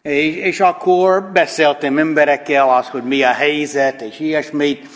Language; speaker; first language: Hungarian; non-native, fluent; English